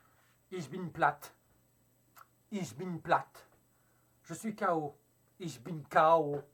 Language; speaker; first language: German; non-native, fluent; French